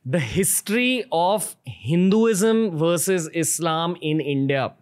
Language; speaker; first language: English; non-native, local second language; Hindi